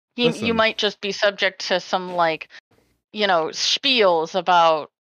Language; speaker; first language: English; native; English